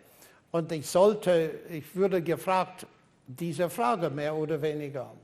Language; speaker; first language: German; non-native, fluent; English